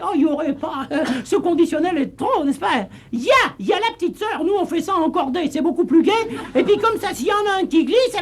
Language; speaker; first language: French; native; French